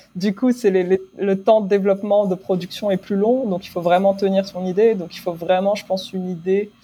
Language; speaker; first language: French; non-native, local second language; Arabic